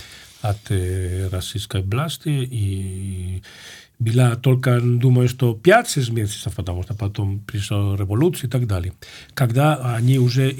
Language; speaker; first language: Russian; non-native, fluent; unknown